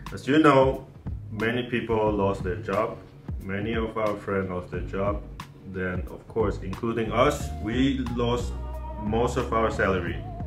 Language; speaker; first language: English; non-native, fluent; Chinese